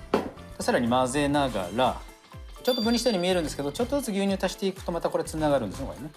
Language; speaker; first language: Japanese; native; Japanese